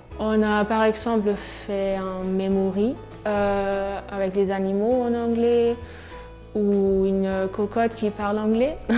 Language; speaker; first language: French; non-native, fluent; German